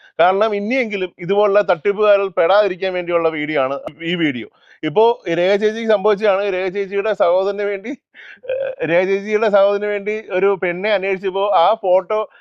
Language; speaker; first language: Malayalam; native; Malayalam